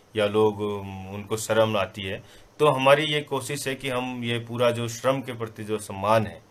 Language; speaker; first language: Hindi; non-native, local second language; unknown